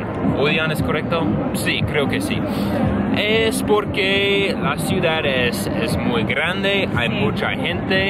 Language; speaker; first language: Spanish; non-native, learner; English